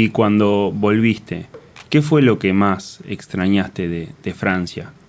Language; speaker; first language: Spanish; native; Spanish